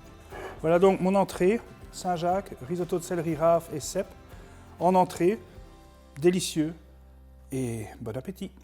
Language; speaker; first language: French; native; French